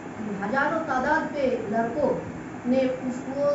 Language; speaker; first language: Hindi; non-native, local second language; Bangla